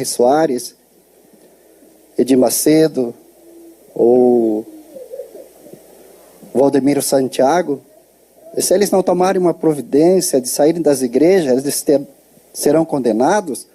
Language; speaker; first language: Portuguese; native; Portuguese